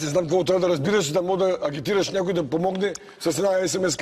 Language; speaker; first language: Bulgarian; native; Bulgarian